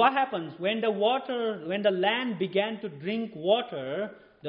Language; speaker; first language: English; non-native, local second language; Nepali